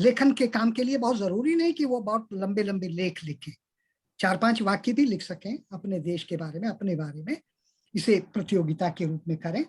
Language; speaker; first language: Hindi; native; Hindi